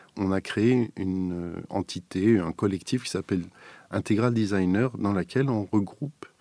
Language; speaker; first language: French; native; French